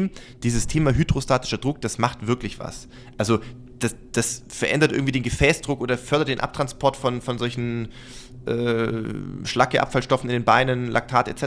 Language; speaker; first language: German; native; German